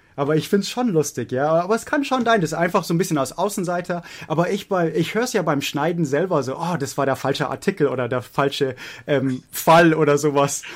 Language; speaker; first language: German; non-native, fluent; English